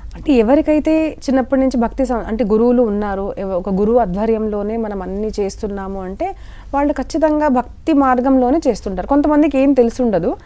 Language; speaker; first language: Telugu; non-native, local second language; Marathi